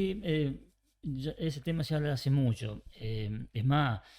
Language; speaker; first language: Spanish; native; Spanish